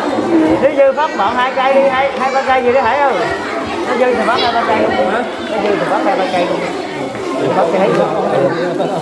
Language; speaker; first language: Vietnamese; native; Vietnamese